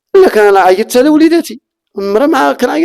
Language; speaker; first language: Arabic; native; Arabic